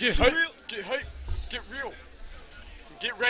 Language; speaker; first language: English; native; English